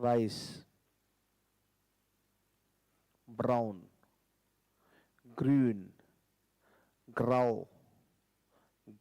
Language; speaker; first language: German; non-native, fluent; Hindi